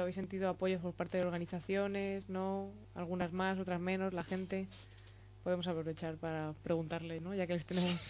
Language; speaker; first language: Spanish; native; Spanish